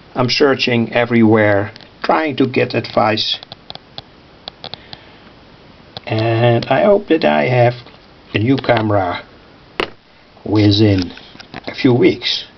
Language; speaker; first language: English; non-native, fluent; Dutch